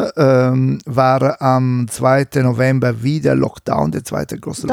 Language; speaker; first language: German; non-native, fluent; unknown